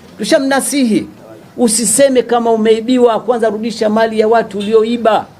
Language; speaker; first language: Swahili; native; Swahili